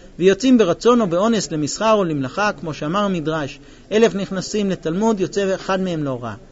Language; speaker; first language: Hebrew; non-native, fluent; English